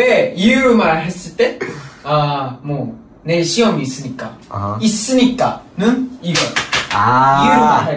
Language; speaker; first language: Korean; non-native, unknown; Japanese